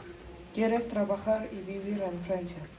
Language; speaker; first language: Spanish; non-native, learner; French